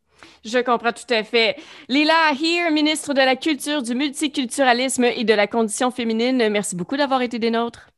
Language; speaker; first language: French; native; French